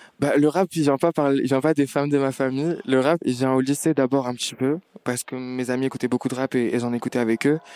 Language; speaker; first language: French; non-native, local second language; Arabic